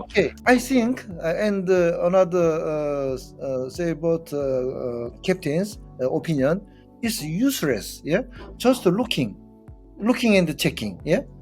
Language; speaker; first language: English; non-native, learner; Korean